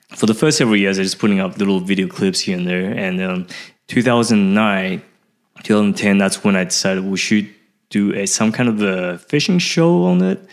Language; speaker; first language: English; early bilingual, other home language; Chinese